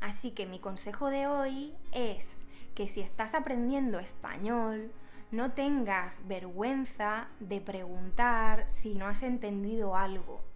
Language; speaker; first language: Spanish; native; Spanish